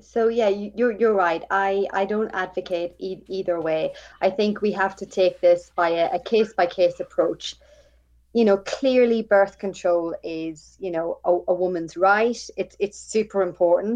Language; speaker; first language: English; native; English